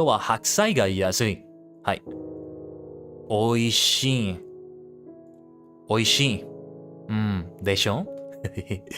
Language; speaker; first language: Japanese; non-native, learner; English